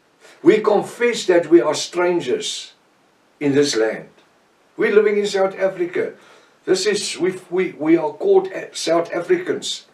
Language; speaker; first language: English; non-native, local second language; Afrikaans